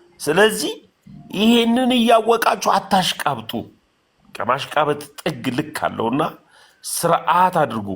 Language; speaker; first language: Amharic; non-native, local second language; Oromo